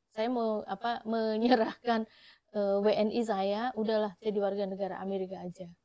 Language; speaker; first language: Indonesian; native; Indonesian